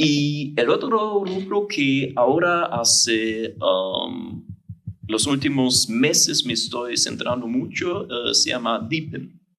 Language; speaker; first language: Spanish; non-native, fluent; German